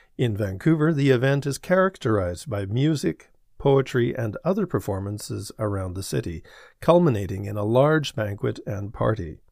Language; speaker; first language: English; native; English